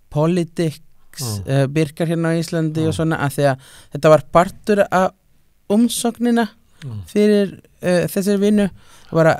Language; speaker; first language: Icelandic; non-native, fluent; Spanish